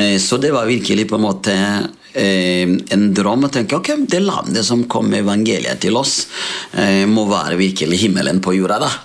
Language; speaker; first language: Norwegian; non-native, fluent; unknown